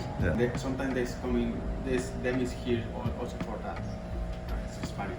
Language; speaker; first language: English; non-native, learner; Spanish